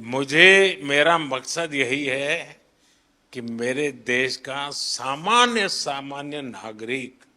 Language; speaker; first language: Hindi; native; Hindi